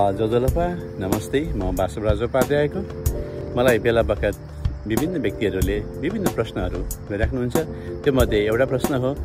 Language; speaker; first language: Nepali; non-native, local second language; Newari